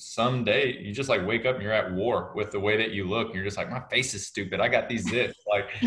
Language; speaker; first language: English; native; English